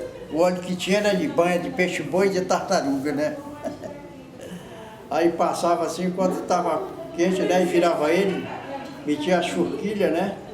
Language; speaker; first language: Portuguese; native; Portuguese